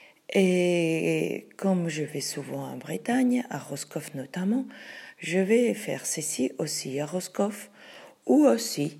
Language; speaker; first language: French; non-native, fluent; Spanish